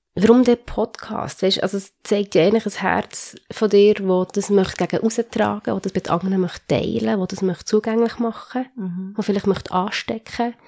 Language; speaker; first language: German; native; German